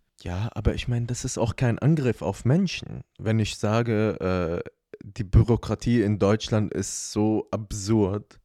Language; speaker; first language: German; non-native, fluent; Arabic